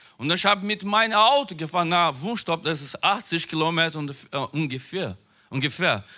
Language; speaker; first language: German; non-native, learner; Portuguese